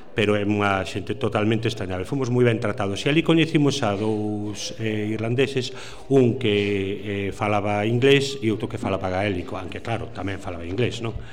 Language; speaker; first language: Galician; native; Galician